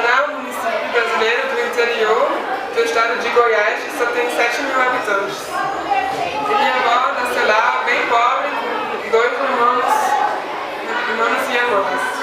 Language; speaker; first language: Portuguese; non-native, fluent; Swiss German